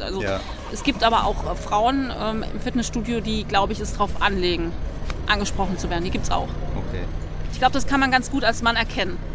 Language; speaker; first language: German; native; German